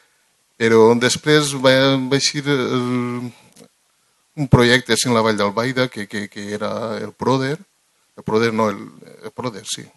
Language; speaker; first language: Catalan; non-native, local second language; Spanish